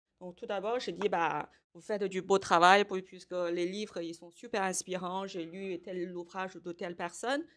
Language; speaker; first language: French; non-native, fluent; Chinese